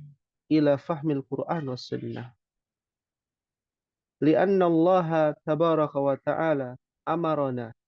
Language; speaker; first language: Arabic; non-native, fluent; Indonesian